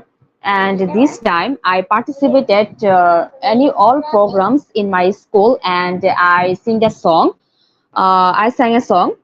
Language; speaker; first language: English; non-native, learner; Bangla